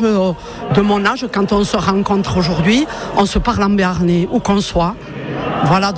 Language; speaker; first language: French; non-native, local second language; Occitan